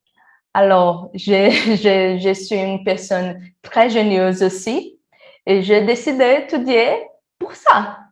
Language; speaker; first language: French; non-native, learner; Portuguese